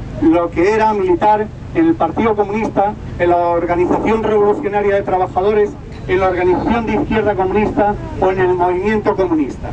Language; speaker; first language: Spanish; native; Spanish